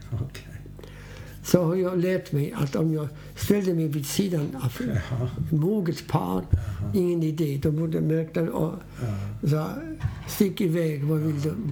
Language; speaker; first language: Swedish; non-native, fluent; Polish